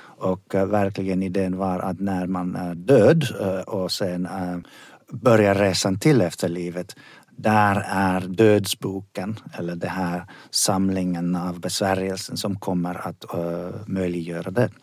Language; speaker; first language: Swedish; non-native, fluent; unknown